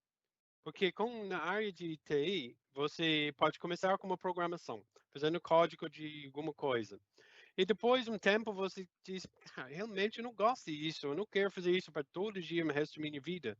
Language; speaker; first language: Portuguese; non-native, fluent; English